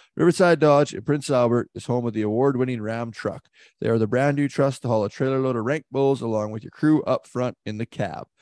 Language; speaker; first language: English; native; English